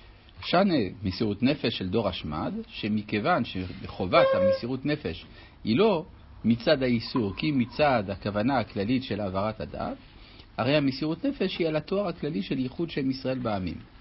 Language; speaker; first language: Hebrew; native; Hebrew